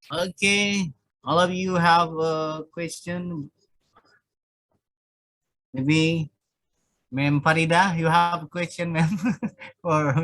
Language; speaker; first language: English; non-native, fluent; Indonesian